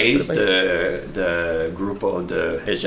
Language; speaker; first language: Portuguese; non-native, learner; English